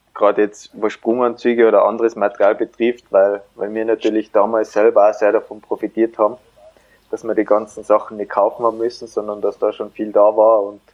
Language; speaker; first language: German; native; German